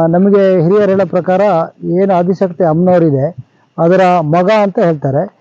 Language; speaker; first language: Kannada; native; Kannada